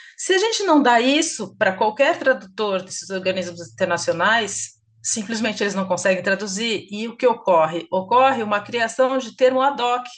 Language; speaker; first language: Portuguese; native; Portuguese